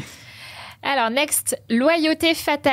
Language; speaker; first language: French; native; French